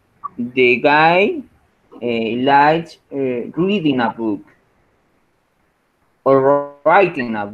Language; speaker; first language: English; non-native, learner; Spanish